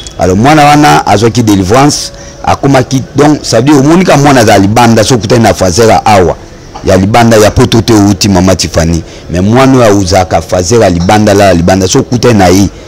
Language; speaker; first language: Lingala; native; Lingala